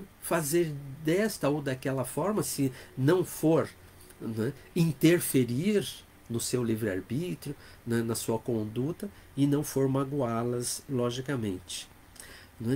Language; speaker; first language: Portuguese; native; Portuguese